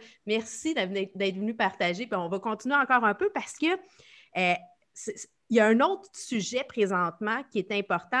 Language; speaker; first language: French; native; French